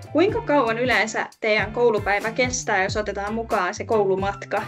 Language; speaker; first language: Finnish; native; Finnish